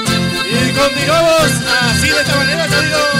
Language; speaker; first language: Spanish; native; Spanish